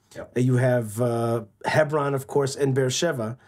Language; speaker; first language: English; native; English